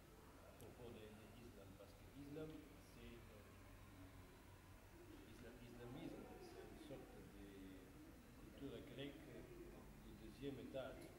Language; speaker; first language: French; non-native, fluent; Italian